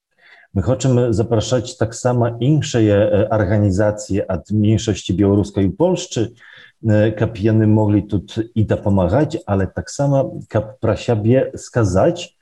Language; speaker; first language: Belarusian; non-native, local second language; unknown